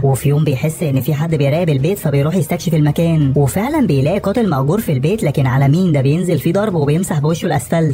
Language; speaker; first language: Arabic; native; Arabic